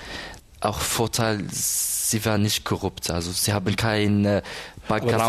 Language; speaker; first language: German; non-native, learner; Arabic